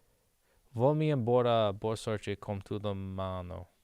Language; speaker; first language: Portuguese; non-native, learner; English